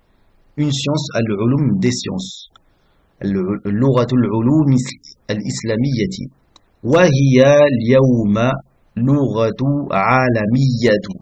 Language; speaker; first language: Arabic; non-native, fluent; French